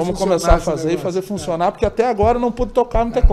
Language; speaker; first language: Portuguese; native; Portuguese